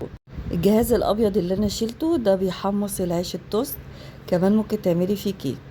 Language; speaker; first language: Arabic; native; Arabic